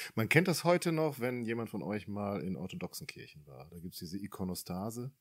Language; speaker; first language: German; native; German